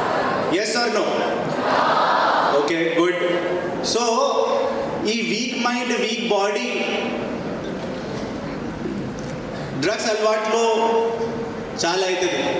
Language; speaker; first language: Telugu; non-native, fluent; Hindi